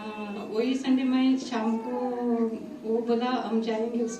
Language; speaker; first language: Hindi; non-native, local second language; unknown